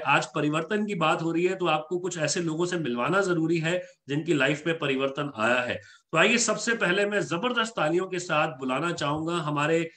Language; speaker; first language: Hindi; native; Hindi